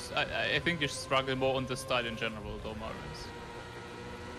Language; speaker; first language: English; non-native, fluent; German